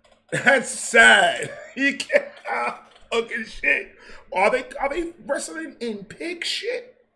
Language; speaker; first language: English; early bilingual, other home language; Spanish